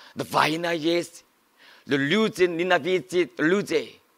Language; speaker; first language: Russian; non-native, learner; Korean